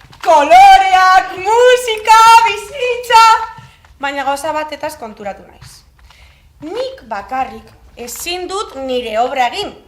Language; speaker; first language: Basque; non-native, local second language; Spanish